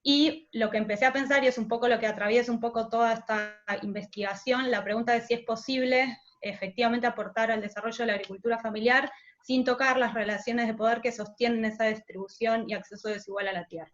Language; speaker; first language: Spanish; native; Spanish